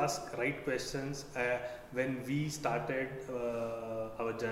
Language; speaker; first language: English; non-native, local second language; Marathi